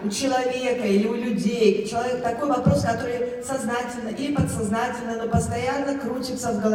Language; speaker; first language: Russian; native; Russian